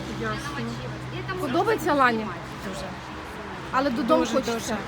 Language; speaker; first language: Ukrainian; native; Ukrainian